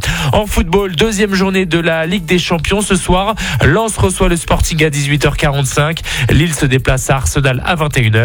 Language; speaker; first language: French; native; French